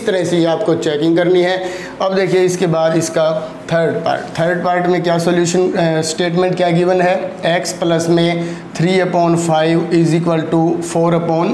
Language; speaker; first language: Hindi; native; Hindi